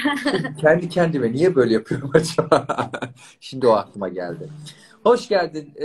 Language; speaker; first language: Turkish; native; Turkish